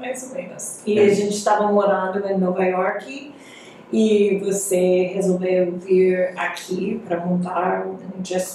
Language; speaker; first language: Portuguese; non-native, fluent; English